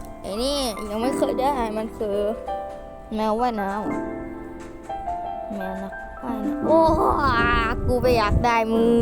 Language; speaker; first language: Thai; native; Thai